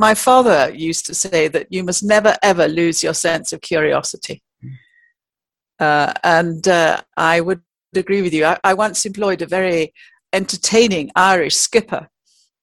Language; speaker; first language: English; native; English